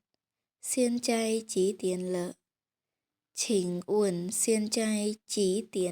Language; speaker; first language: Chinese; non-native, fluent; Khmer